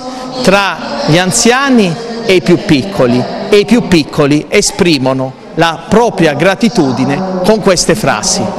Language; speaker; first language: Italian; native; Italian